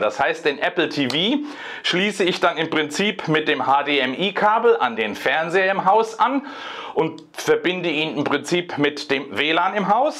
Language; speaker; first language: German; native; German